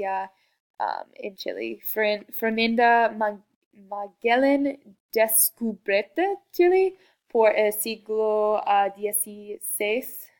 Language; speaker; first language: Spanish; non-native, learner; English